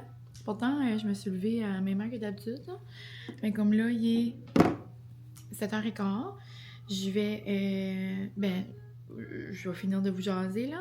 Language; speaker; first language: French; native; French